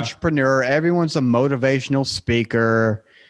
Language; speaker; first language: English; native; English